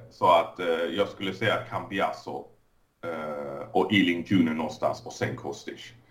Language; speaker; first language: Swedish; early bilingual, other home language; Persian